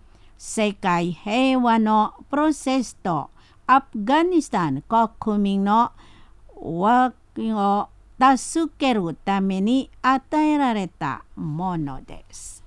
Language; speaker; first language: Japanese; non-native, fluent; Indonesian